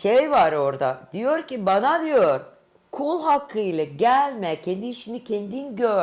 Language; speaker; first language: Turkish; non-native, fluent; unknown